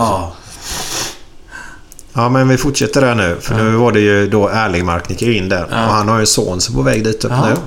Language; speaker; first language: Swedish; native; Swedish